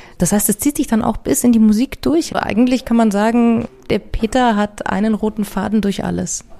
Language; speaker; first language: German; native; German